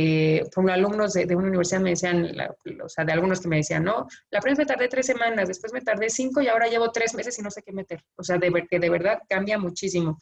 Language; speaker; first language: Spanish; native; Spanish